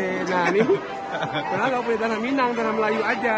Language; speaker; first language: Indonesian; native; Indonesian